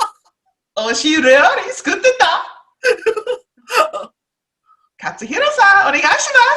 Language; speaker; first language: Japanese; non-native, learner; English